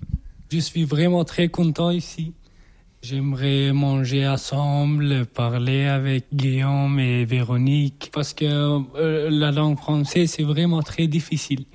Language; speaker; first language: French; non-native, learner; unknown